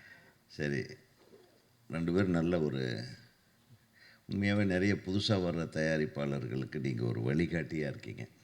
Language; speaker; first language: Tamil; native; Tamil